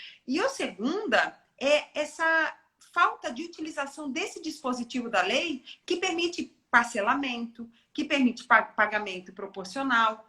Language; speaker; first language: Portuguese; native; Portuguese